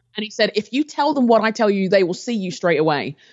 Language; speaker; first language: English; native; English